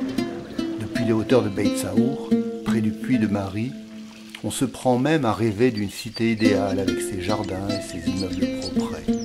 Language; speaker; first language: French; native; French